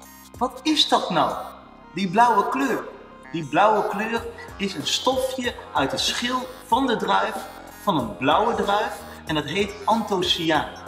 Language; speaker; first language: Dutch; native; Dutch